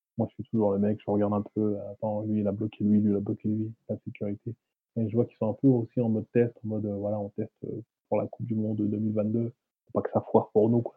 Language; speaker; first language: French; native; French